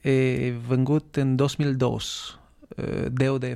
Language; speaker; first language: Catalan; non-native, fluent; Romanian